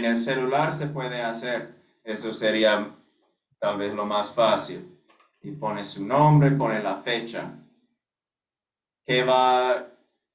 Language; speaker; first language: Spanish; non-native, fluent; English